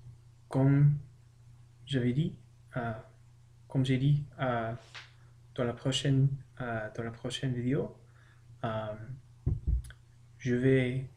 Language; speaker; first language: French; non-native, learner; English